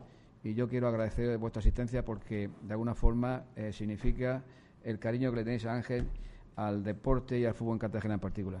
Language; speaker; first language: Spanish; native; Spanish